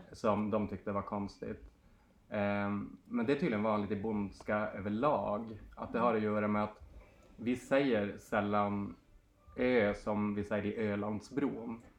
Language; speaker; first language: Swedish; native; Swedish